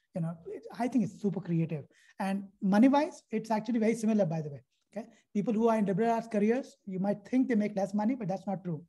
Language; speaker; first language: English; non-native, local second language; Hindi